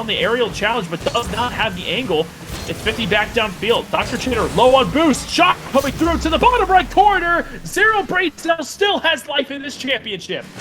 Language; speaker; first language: English; native; English